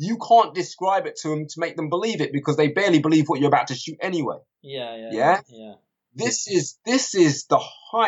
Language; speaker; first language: English; native; English